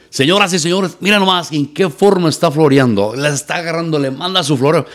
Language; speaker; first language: Spanish; native; Spanish